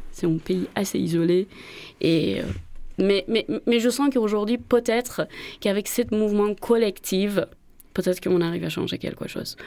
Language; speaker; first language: French; non-native, fluent; Persian